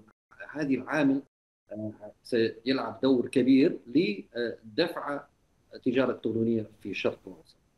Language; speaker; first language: Arabic; non-native, fluent; Chinese